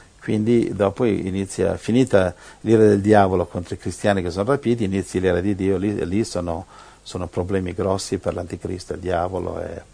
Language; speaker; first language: Italian; native; Italian